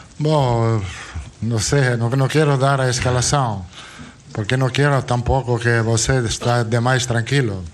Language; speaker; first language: Portuguese; non-native, fluent; Italian